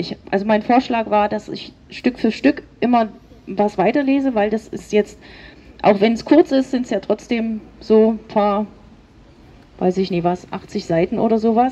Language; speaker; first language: German; native; German